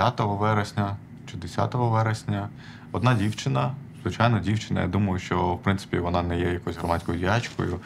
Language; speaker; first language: Ukrainian; non-native, local second language; Armenian